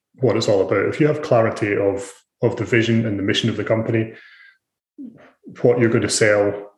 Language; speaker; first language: English; native; English